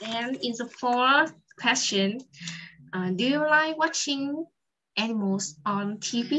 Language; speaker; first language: English; non-native, fluent; Vietnamese